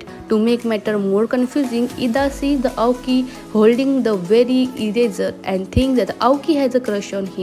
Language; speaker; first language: English; non-native, fluent; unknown